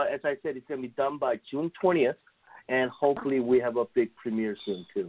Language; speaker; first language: English; non-native, fluent; Korean